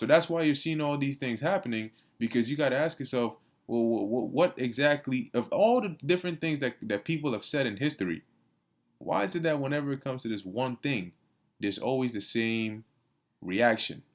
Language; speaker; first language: English; native; English